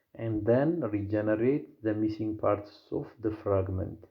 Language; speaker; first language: English; non-native, local second language; Amharic